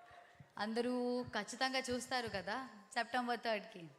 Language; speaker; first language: Telugu; non-native, learner; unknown